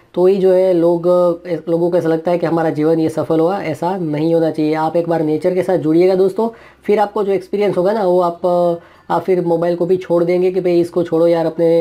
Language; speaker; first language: Hindi; non-native, local second language; Gujarati